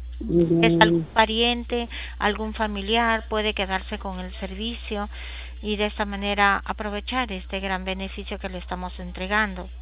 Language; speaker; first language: Spanish; native; Spanish